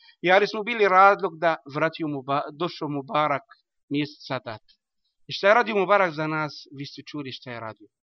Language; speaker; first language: Bosnian; non-native, learner; Arabic